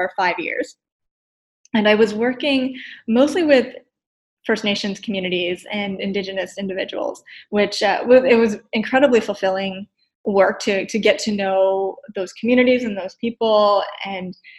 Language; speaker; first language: English; native; English